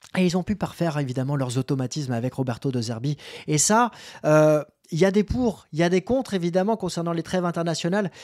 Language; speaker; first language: French; native; French